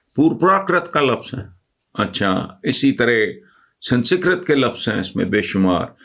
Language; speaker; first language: Urdu; non-native, local second language; Punjabi